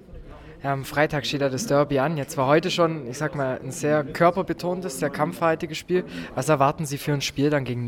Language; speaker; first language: German; native; German